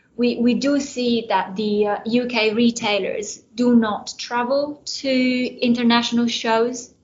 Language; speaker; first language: English; non-native, fluent; Italian